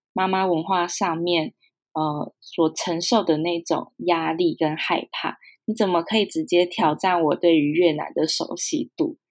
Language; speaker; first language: Chinese; native; Chinese